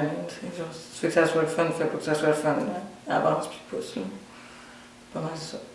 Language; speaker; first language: French; native; French